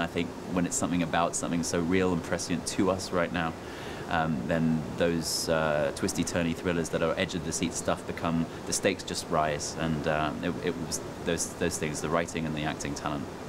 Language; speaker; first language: English; native; English